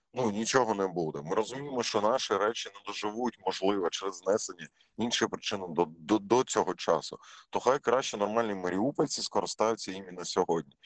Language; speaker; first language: Ukrainian; non-native, local second language; Russian